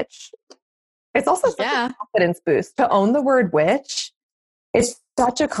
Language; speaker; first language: English; native; English